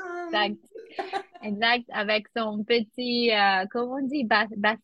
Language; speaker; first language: French; non-native, learner; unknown